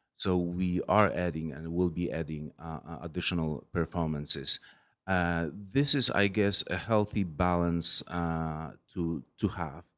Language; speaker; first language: English; non-native, fluent; Polish